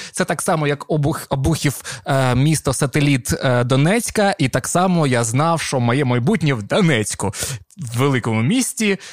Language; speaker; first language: Ukrainian; non-native, local second language; Russian